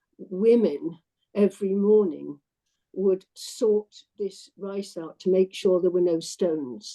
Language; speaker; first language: English; native; English